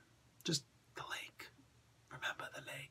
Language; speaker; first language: English; native; English